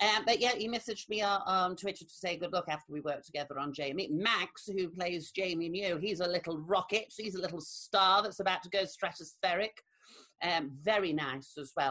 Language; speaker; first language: English; native; English